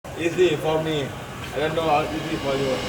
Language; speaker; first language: English; non-native, learner; Thai